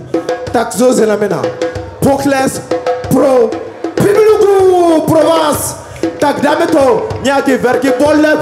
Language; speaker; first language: Czech; non-native, learner; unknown